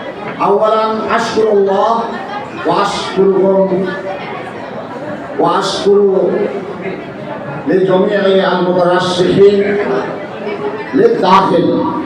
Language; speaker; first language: Arabic; non-native, fluent; Bangla